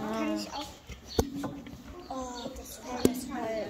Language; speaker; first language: German; early bilingual, other home language; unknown